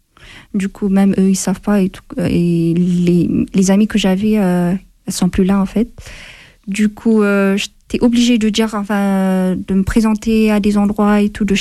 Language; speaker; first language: French; non-native, fluent; Amharic